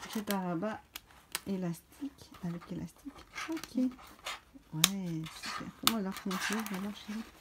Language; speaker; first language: French; native; French